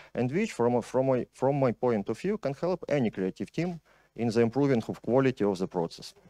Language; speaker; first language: English; non-native, fluent; Ukrainian